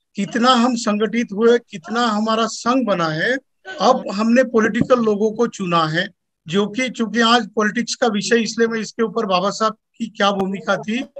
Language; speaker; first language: Hindi; non-native, local second language; Marathi